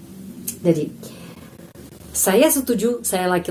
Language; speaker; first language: Indonesian; non-native, fluent; Russian